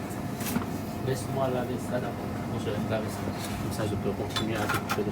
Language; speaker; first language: French; non-native, local second language; Chinese